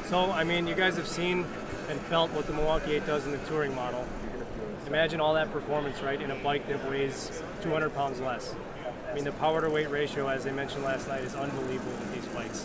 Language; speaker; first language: English; native; English